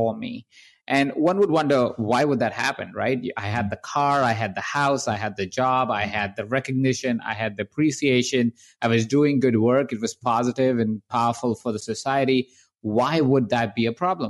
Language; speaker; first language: English; non-native, local second language; Hindi